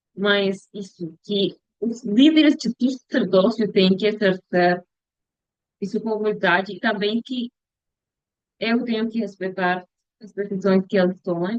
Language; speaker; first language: Portuguese; non-native, learner; Spanish